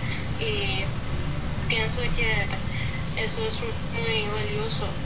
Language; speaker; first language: Spanish; non-native, learner; Persian